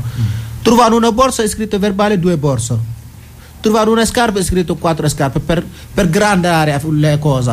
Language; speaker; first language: Italian; non-native, learner; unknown